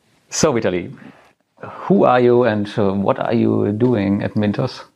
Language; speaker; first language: English; non-native, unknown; German